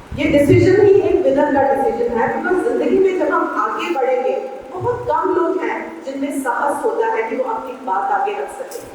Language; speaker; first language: Hindi; non-native, local second language; Punjabi